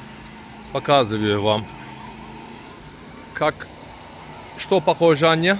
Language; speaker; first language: Russian; non-native, learner; Turkish